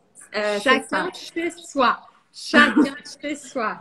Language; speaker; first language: French; non-native, fluent; Portuguese